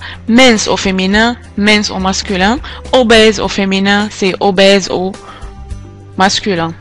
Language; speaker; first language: French; non-native, fluent; Arabic